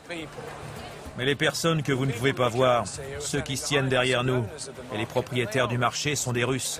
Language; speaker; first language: French; native; French